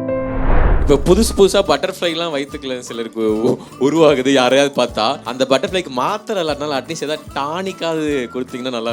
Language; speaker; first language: Tamil; native; Tamil